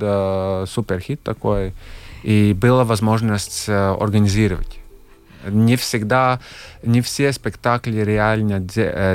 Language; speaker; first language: Russian; non-native, local second language; Latvian